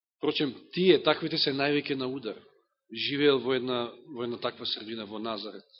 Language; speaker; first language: Macedonian; native; Macedonian